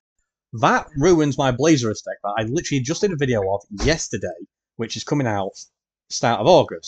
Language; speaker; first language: English; native; English